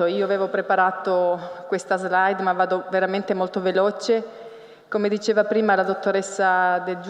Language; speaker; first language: Italian; native; Italian